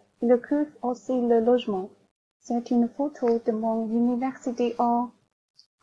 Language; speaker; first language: French; non-native, learner; Chinese